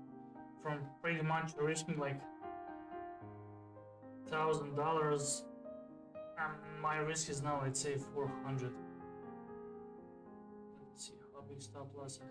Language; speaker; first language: English; non-native, fluent; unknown